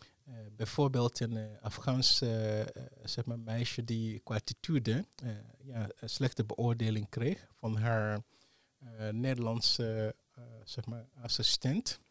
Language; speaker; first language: Dutch; non-native, fluent; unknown